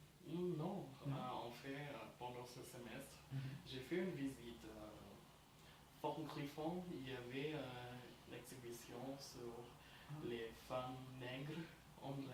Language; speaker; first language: French; non-native, fluent; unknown